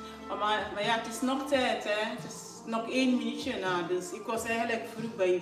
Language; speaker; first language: Dutch; non-native, fluent; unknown